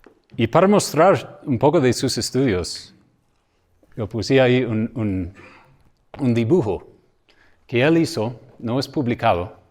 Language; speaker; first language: Spanish; non-native, fluent; English